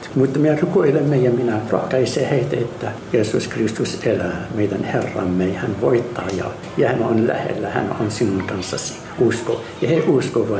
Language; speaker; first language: Finnish; non-native, learner; Arabic